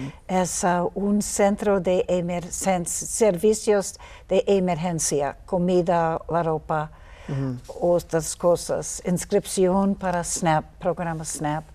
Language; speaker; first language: Spanish; non-native, learner; English